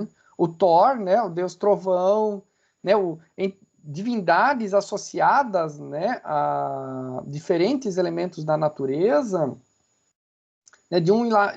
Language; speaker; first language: Portuguese; native; Portuguese